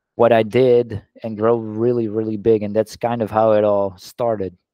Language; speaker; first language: English; non-native, fluent; Dutch